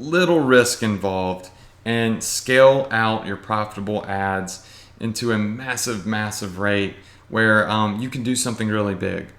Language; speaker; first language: English; native; English